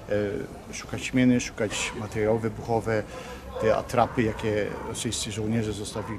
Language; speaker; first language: Polish; early bilingual, heritage; Polish